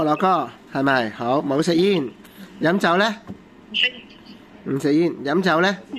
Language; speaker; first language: Cantonese; native; Cantonese